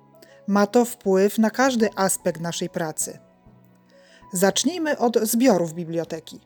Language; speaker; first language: Polish; native; Polish